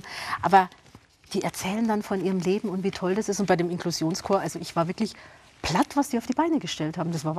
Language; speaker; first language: German; native; German